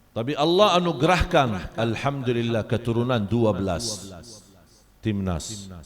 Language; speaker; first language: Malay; non-native, fluent; Arabic